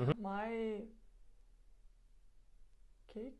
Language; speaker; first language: English; non-native, learner; Russian